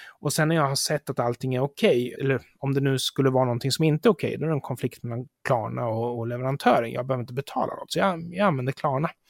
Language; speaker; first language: Swedish; native; Swedish